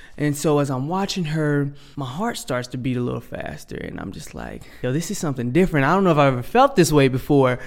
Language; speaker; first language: English; native; English